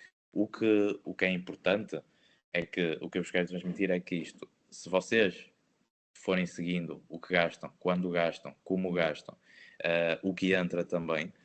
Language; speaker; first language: Portuguese; native; Portuguese